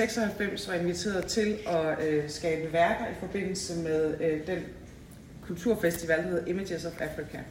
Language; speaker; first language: Danish; native; Danish